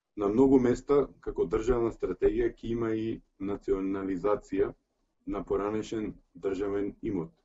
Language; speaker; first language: Macedonian; early bilingual, heritage; Macedonian